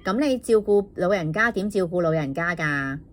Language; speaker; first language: Cantonese; native; Cantonese